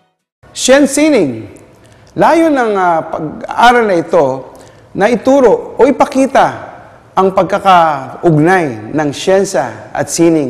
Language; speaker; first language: Filipino; native; Filipino